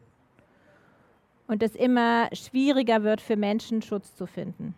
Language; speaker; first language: German; native; German